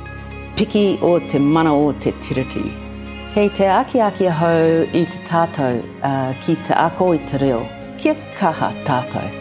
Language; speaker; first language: Māori; non-native, learner; English